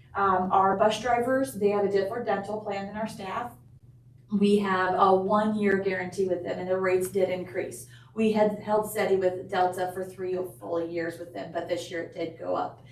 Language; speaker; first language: English; native; English